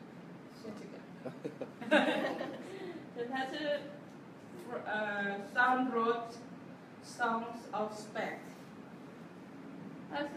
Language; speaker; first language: Chinese; non-native, learner; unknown